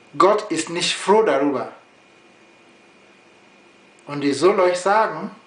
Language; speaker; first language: German; non-native, fluent; Yoruba